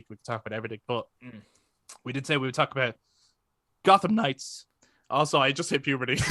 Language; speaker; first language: English; native; English